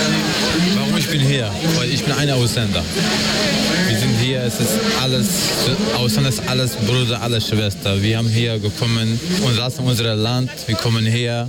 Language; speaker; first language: German; non-native, learner; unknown